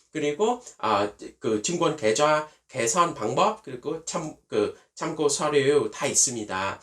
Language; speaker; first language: Korean; non-native, fluent; Vietnamese